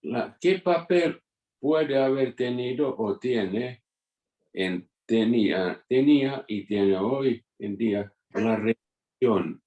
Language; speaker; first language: Spanish; non-native, fluent; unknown